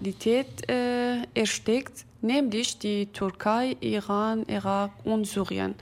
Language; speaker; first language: German; non-native, fluent; Kurdish